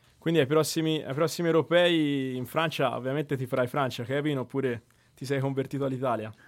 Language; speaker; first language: Italian; native; Italian